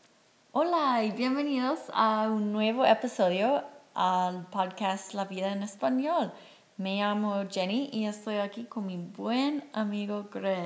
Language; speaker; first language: Spanish; non-native, fluent; English